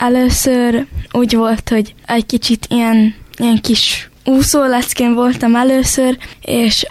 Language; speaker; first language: Hungarian; early bilingual, heritage; Hungarian